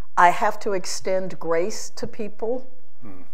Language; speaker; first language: English; native; English